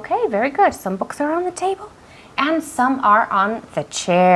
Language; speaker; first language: English; non-native, fluent; Spanish